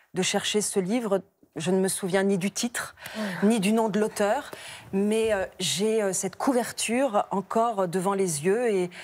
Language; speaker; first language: French; native; French